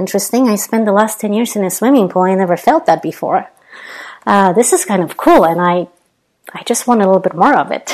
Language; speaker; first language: English; non-native, fluent; Polish